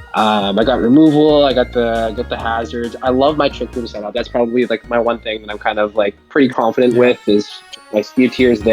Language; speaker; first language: English; native; English